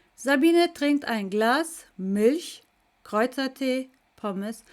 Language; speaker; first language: German; non-native, fluent; Turkish